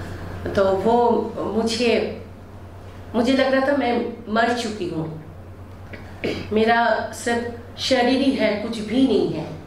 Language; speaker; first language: Hindi; non-native, local second language; Bangla